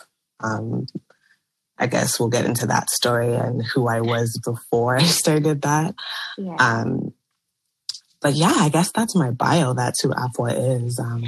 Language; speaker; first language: English; native; English